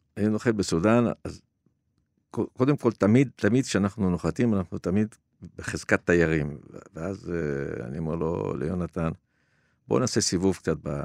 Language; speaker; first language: Hebrew; native; Hebrew